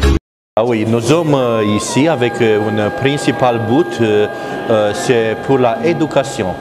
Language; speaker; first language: French; non-native, learner; Romanian